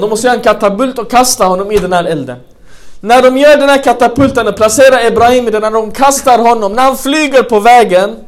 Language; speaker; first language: Swedish; non-native, fluent; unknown